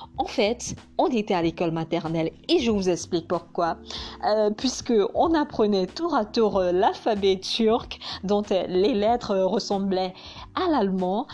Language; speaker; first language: French; non-native, local second language; Hausa